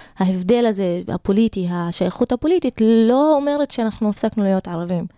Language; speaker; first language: Hebrew; non-native, local second language; Arabic